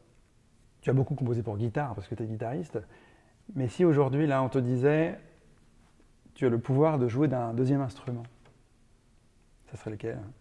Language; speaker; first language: French; native; French